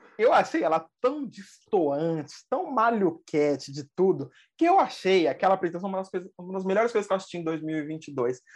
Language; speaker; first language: Portuguese; native; Portuguese